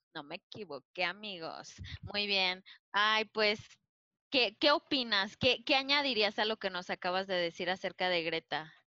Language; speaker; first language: Spanish; native; Spanish